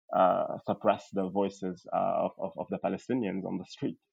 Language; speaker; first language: English; non-native, fluent; Arabic